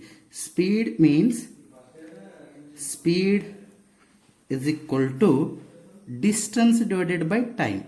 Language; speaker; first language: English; non-native, local second language; Kannada